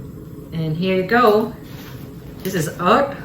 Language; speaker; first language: English; early bilingual, other home language; Vietnamese